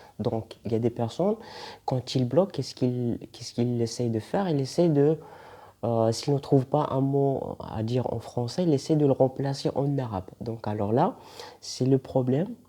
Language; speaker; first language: French; non-native, local second language; Arabic